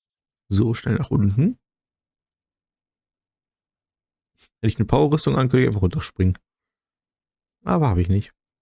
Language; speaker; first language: German; native; German